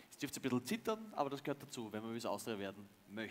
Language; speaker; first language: German; native; German